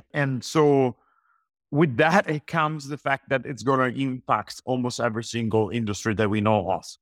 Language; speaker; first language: English; non-native, fluent; Italian